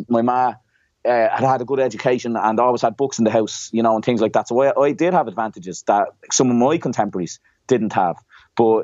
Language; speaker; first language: English; native; English